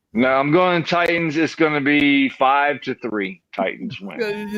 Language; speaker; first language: English; native; English